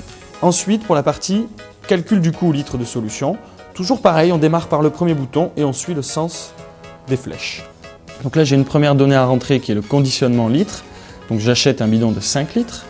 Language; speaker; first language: French; native; French